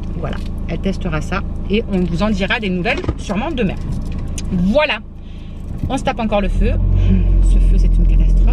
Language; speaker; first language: French; native; French